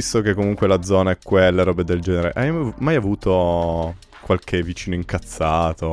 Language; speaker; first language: Italian; native; Italian